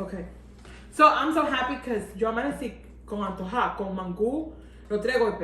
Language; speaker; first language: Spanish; early bilingual, heritage; English